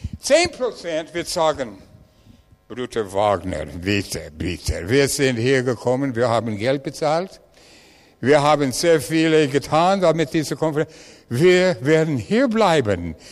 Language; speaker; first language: German; non-native, learner; English